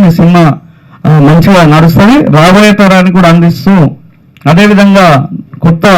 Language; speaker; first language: Telugu; native; Telugu